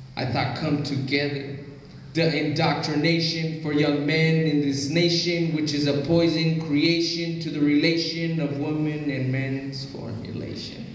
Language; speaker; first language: English; native; English